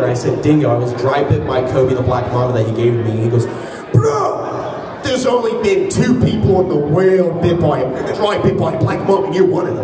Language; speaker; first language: English; native; English